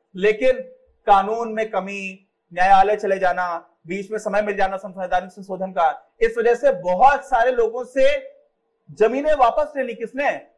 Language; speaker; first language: Hindi; native; Hindi